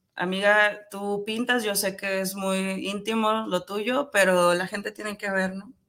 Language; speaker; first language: Spanish; native; Spanish